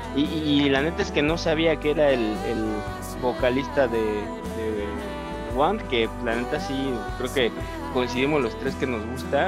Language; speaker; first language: Spanish; native; Spanish